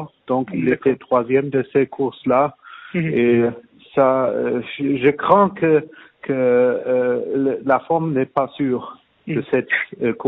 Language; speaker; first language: French; non-native, fluent; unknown